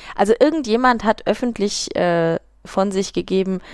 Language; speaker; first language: German; native; German